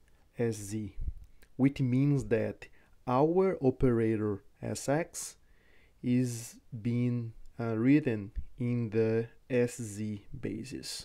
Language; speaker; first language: English; non-native, fluent; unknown